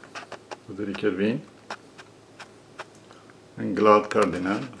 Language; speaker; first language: Swedish; non-native, learner; Persian